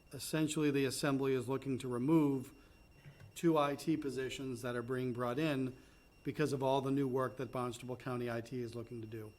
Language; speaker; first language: English; native; English